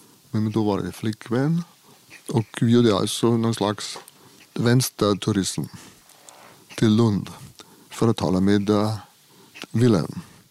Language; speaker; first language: Swedish; non-native, fluent; German